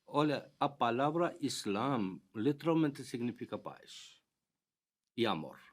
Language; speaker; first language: Portuguese; non-native, fluent; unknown